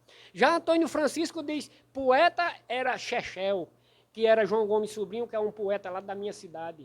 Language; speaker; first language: Portuguese; native; Portuguese